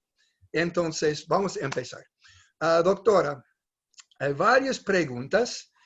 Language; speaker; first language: Spanish; non-native, fluent; English